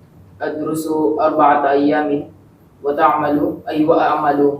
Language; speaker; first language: Arabic; non-native, learner; Filipino